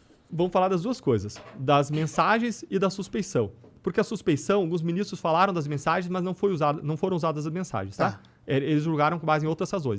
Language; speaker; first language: Portuguese; native; Portuguese